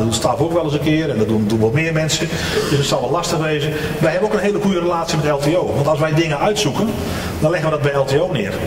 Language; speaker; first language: Dutch; native; Dutch